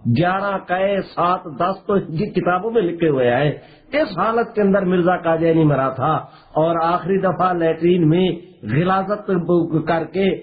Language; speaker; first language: Urdu; non-native, local second language; Punjabi